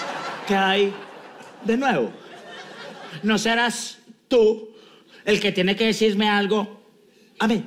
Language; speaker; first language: Spanish; native; Spanish